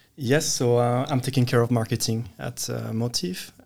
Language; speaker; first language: English; non-native, fluent; French